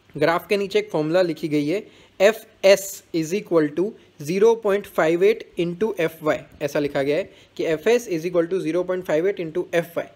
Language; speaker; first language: Hindi; non-native, local second language; Gujarati